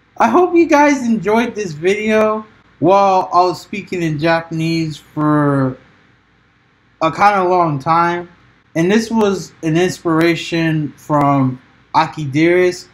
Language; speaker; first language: English; native; English